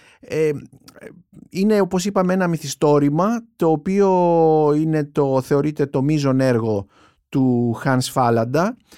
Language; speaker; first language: Greek; native; Greek